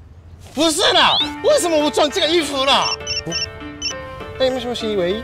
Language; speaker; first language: Chinese; non-native, fluent; Japanese